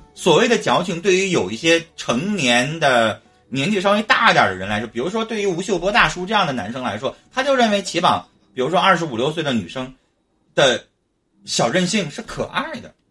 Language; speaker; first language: Chinese; native; Chinese